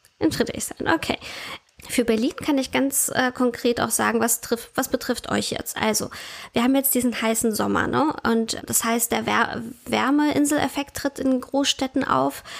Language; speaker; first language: German; early bilingual, other home language; Russian